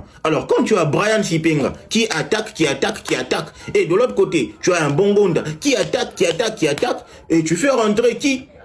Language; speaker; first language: French; non-native, local second language; Lingala